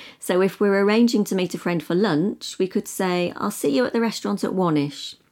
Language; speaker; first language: English; native; English